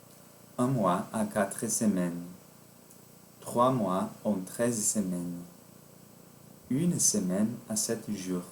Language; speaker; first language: French; non-native, fluent; Portuguese